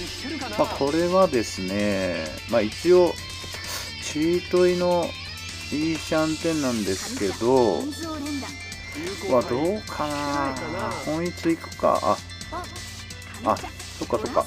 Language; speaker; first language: Japanese; native; Japanese